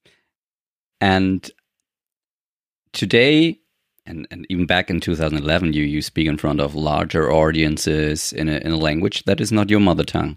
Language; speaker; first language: English; non-native, fluent; German